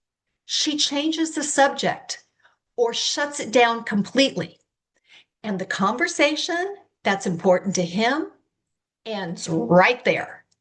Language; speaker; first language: English; native; English